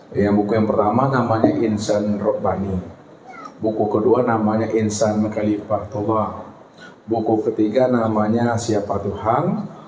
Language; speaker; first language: Malay; non-native, local second language; Minangkabau